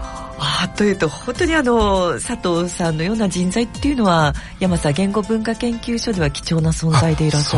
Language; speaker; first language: Japanese; native; Japanese